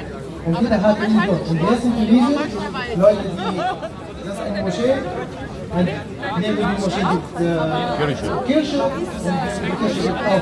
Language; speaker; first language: German; non-native, learner; Arabic